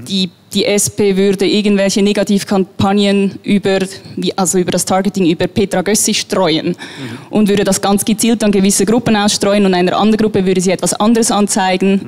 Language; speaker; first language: German; native; German